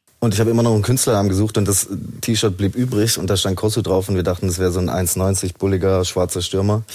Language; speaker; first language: German; native; German